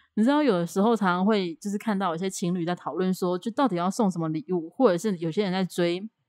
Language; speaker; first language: Chinese; native; Chinese